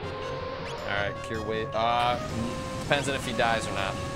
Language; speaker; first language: English; native; English